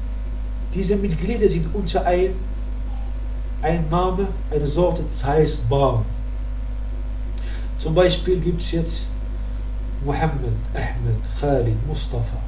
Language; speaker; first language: German; non-native, learner; Arabic